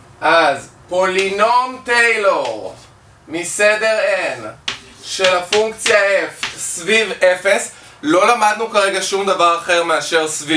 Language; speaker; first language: Hebrew; native; Hebrew